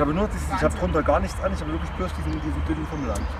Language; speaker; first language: German; native; German